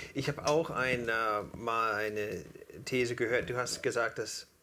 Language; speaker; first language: German; non-native, fluent; English